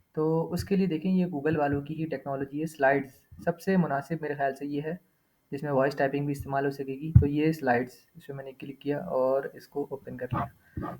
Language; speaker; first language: Urdu; native; Urdu